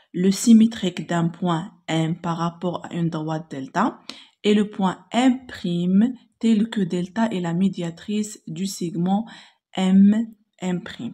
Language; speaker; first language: French; non-native, local second language; Arabic